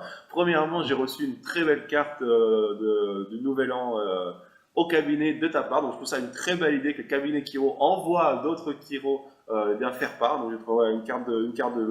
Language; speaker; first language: French; native; French